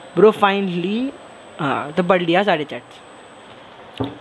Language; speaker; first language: Hindi; non-native, local second language; Bangla